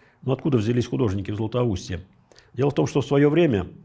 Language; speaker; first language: Russian; native; Russian